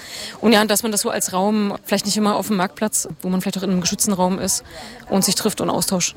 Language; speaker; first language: German; native; German